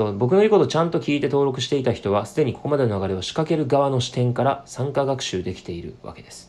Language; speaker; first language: Japanese; native; Japanese